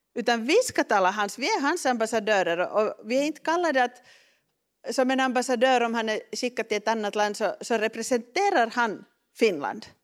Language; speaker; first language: Swedish; native; Swedish